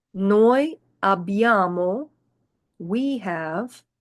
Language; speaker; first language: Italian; non-native, fluent; English